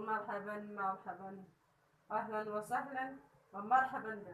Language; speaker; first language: Arabic; non-native, learner; Pashto